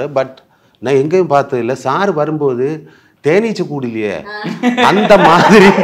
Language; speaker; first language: Tamil; non-native, learner; Malayalam